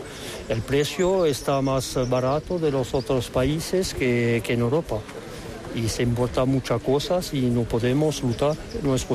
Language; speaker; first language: Spanish; non-native, learner; French